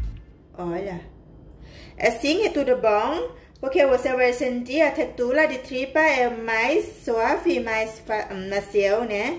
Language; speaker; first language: Portuguese; non-native, learner; Thai